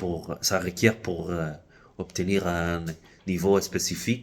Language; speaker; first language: French; non-native, fluent; Spanish